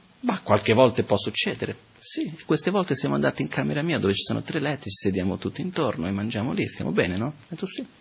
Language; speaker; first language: Italian; non-native, fluent; Portuguese